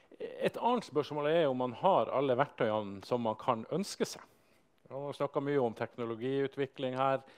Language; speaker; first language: Norwegian; native; Norwegian